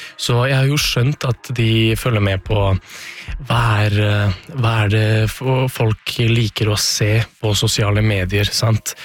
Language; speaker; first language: Norwegian; non-native, fluent; Serbian